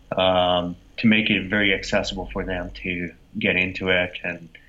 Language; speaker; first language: English; non-native, fluent; Portuguese